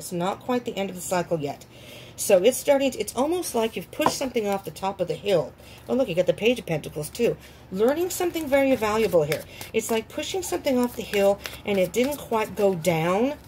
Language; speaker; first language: English; native; English